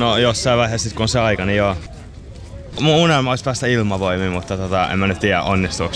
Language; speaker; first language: Finnish; native; Finnish